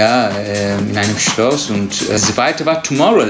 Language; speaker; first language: German; non-native, learner; Turkish